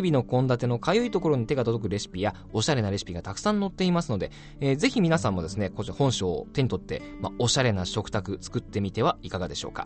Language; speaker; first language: Japanese; native; Japanese